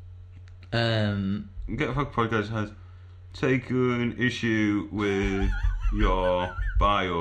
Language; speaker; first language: English; native; English